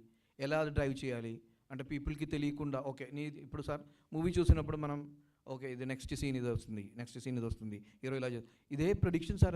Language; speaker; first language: Telugu; non-native, local second language; Malayalam